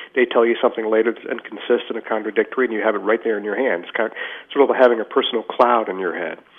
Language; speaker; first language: English; native; English